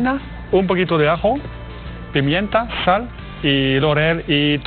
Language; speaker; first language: Spanish; non-native, learner; French